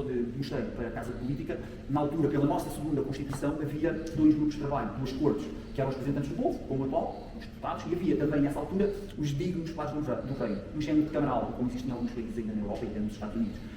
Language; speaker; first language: Portuguese; native; Portuguese